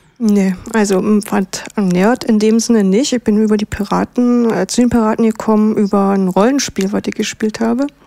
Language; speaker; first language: German; native; German